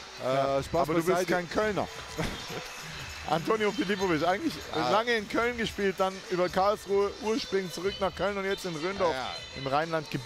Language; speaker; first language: German; native; German